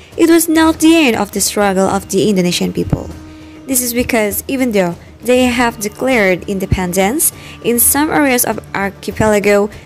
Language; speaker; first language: English; non-native, fluent; Indonesian